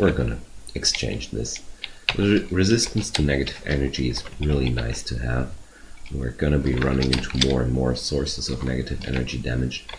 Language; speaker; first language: English; non-native, fluent; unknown